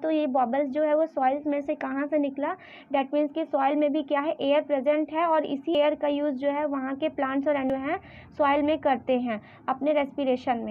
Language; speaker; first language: Hindi; native; Hindi